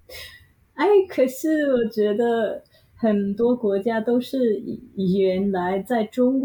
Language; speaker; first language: Chinese; non-native, fluent; Vietnamese